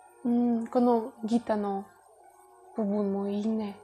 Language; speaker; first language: Japanese; non-native, learner; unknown